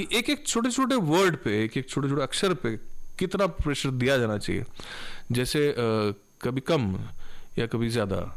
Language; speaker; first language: Hindi; non-native, local second language; Marathi